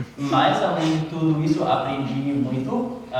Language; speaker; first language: Portuguese; non-native, learner; English